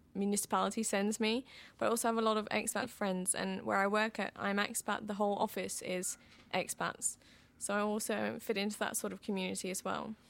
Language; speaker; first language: English; native; English